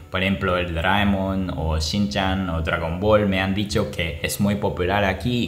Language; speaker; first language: Spanish; non-native, learner; Japanese